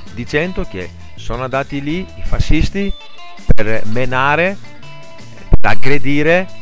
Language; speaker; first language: Italian; non-native, fluent; Greek